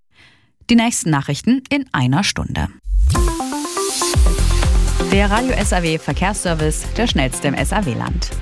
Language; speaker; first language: German; native; German